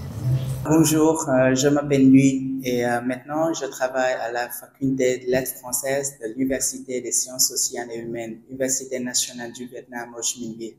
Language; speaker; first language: French; non-native, fluent; Vietnamese